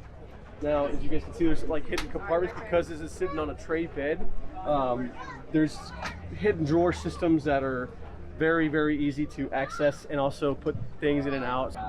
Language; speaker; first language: English; native; English